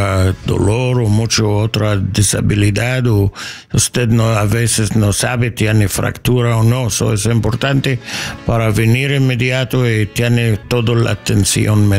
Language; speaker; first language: Spanish; non-native, learner; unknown